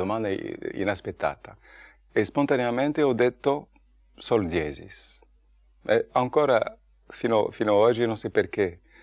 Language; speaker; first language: Italian; non-native, fluent; French